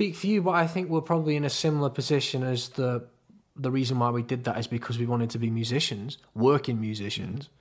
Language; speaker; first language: English; native; English